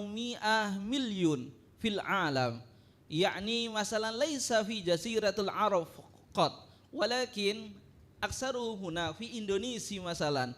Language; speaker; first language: Arabic; non-native, fluent; Indonesian